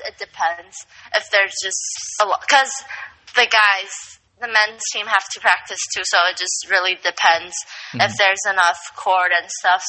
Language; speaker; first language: English; non-native, fluent; Chinese